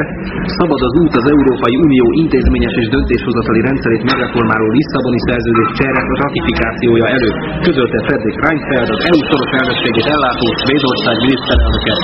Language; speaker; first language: Hungarian; native; Hungarian